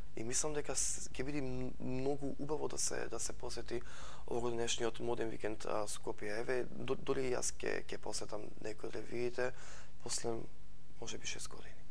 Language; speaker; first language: Macedonian; native; Macedonian